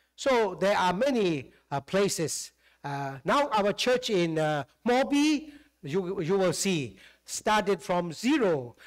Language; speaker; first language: English; non-native, fluent; Burmese